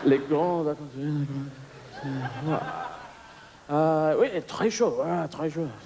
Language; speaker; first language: French; non-native, learner; English